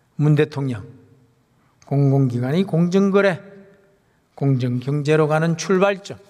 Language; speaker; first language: Korean; native; Korean